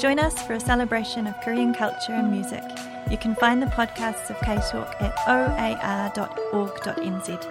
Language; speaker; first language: English; native; English